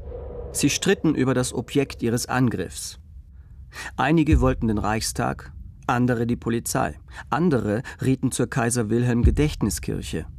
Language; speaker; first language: German; native; German